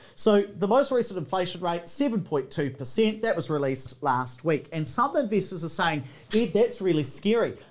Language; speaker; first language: English; native; English